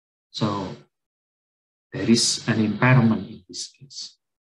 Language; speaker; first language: English; non-native, fluent; Indonesian